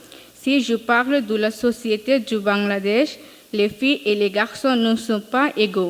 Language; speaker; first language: French; non-native, learner; Bangla